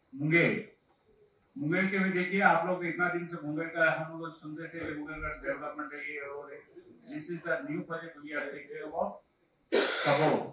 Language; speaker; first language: Hindi; native; Hindi